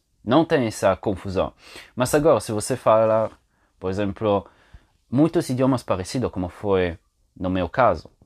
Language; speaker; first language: Portuguese; non-native, fluent; Italian